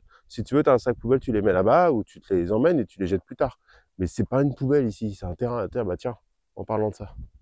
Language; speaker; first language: French; native; French